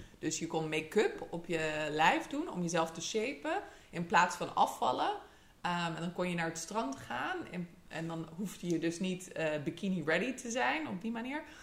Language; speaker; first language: Dutch; early bilingual, other home language; English